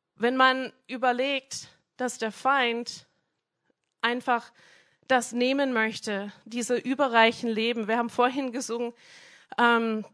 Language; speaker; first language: German; non-native, fluent; English